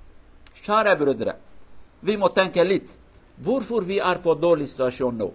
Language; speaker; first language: Norwegian; non-native, learner; Central Kurdish